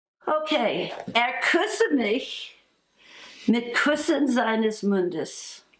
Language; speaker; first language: German; non-native, fluent; English